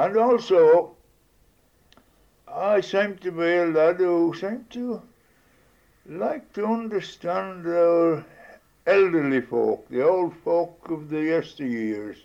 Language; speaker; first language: English; native; English